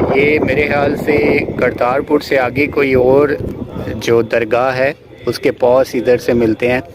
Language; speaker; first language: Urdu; non-native, local second language; Punjabi